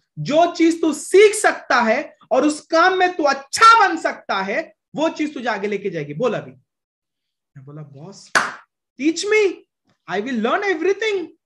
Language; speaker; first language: Hindi; non-native, local second language; Marathi